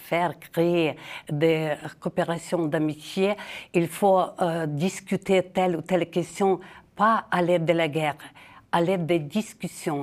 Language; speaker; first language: French; non-native, fluent; Ukrainian